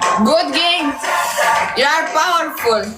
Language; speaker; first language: English; non-native, learner; Romanian